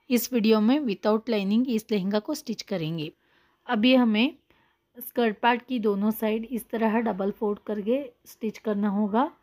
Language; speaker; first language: Hindi; non-native, local second language; Kannada